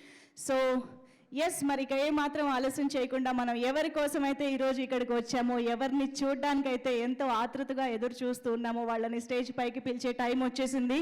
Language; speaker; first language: Telugu; native; Telugu